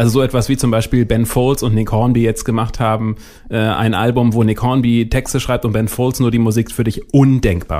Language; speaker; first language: German; native; German